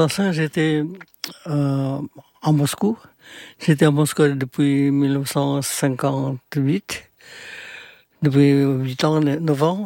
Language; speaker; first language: French; non-native, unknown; Indonesian